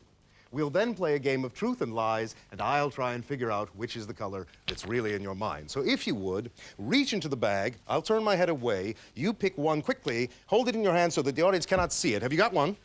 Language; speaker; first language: English; native; English